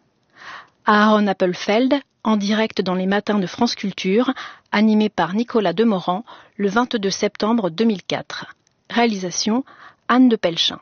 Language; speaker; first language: French; native; French